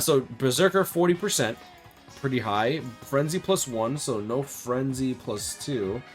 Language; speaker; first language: English; native; English